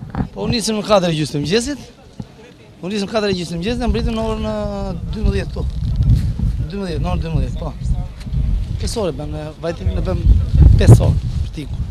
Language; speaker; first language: Albanian; native; Albanian